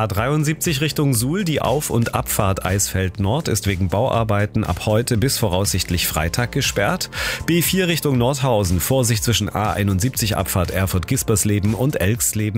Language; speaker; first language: German; native; German